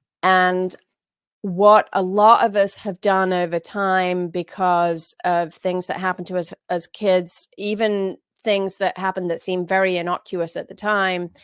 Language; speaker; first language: English; native; English